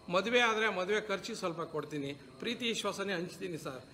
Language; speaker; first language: Kannada; native; Kannada